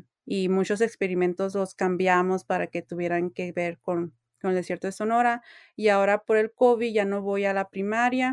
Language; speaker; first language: Spanish; early bilingual, heritage; English